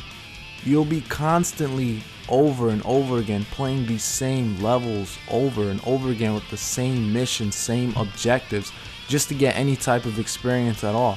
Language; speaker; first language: English; native; English